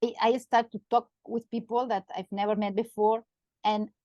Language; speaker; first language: English; non-native, learner; Catalan